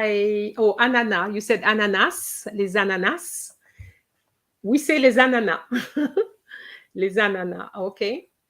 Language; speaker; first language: French; non-native, fluent; English